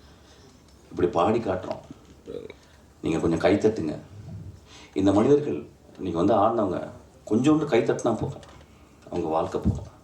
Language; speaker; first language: Tamil; native; Tamil